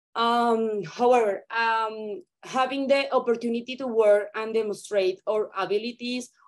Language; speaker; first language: English; non-native, learner; Spanish